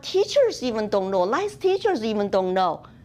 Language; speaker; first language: English; non-native, fluent; Chinese